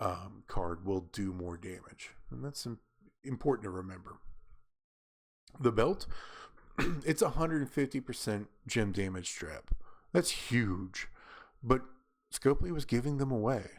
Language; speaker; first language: English; native; English